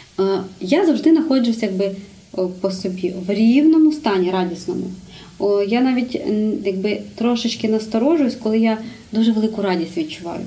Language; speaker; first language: Ukrainian; native; Ukrainian